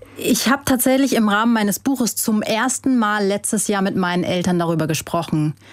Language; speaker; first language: German; early bilingual, other home language; Vietnamese